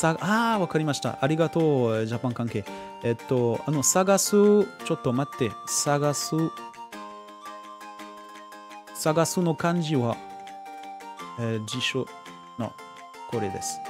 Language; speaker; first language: Japanese; non-native, learner; French